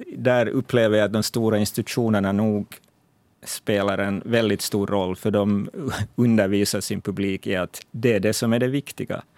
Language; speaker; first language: Swedish; native; Swedish